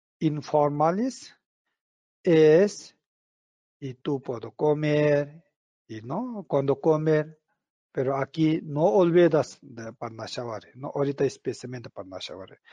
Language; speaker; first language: Spanish; non-native, learner; Tibetan